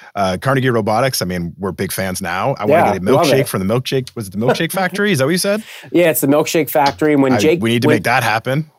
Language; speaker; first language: English; native; English